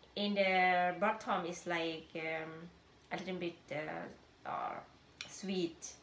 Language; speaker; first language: English; non-native, learner; Thai